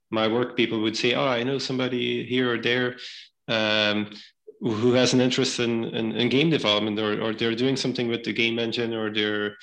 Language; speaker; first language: English; non-native, fluent; Dutch